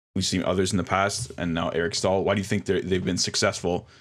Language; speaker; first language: English; native; English